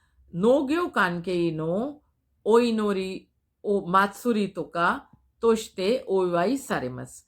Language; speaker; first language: Japanese; non-native, fluent; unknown